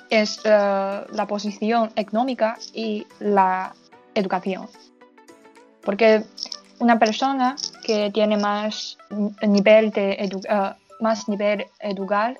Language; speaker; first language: Spanish; non-native, learner; Chinese